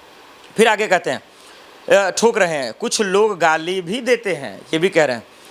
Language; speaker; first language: Hindi; native; Hindi